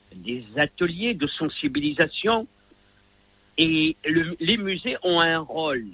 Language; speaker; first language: French; non-native, local second language; Arabic